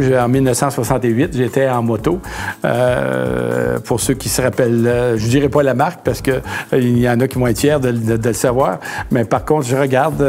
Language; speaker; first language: French; native; French